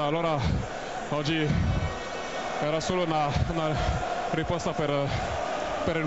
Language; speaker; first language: Italian; non-native, fluent; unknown